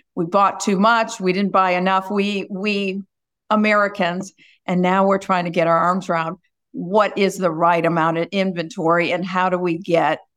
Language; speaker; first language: English; native; English